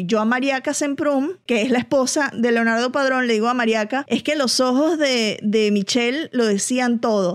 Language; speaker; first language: Spanish; native; Spanish